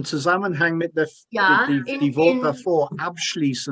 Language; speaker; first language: German; non-native, fluent; English